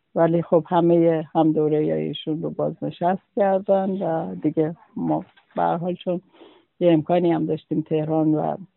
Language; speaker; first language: Persian; native; Persian